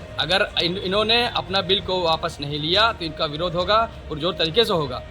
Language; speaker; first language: Hindi; native; Hindi